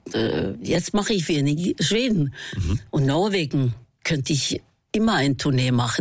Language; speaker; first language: German; non-native, fluent; Norwegian